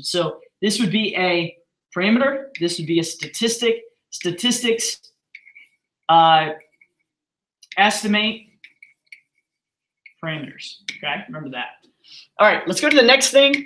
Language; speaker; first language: English; native; English